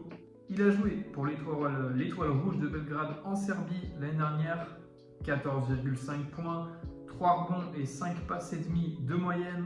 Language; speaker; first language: French; native; French